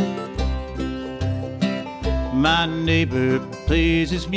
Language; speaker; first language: English; native; English